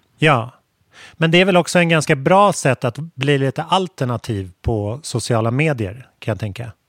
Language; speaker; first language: Swedish; native; Swedish